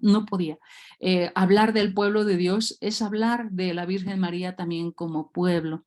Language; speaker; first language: Spanish; native; Spanish